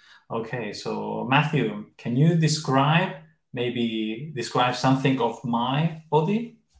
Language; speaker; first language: English; non-native, fluent; Spanish